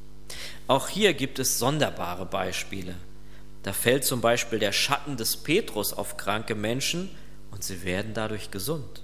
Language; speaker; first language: German; native; German